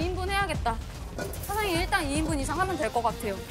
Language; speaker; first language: Korean; native; Korean